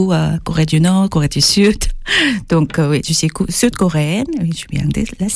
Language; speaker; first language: French; non-native, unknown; Korean